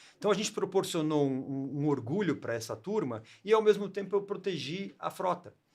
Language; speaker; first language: Portuguese; native; Portuguese